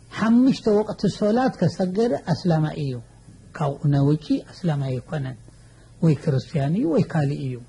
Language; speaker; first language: Tigrinya; native; Tigrinya